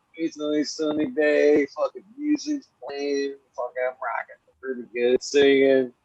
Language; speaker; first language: English; native; English